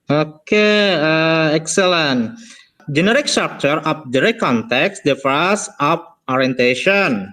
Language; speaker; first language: English; non-native, learner; Indonesian